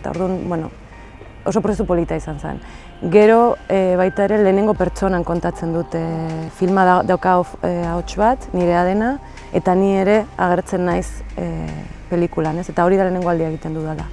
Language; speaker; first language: Basque; native; Basque